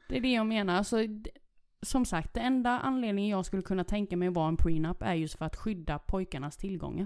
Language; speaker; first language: Swedish; early bilingual, other home language; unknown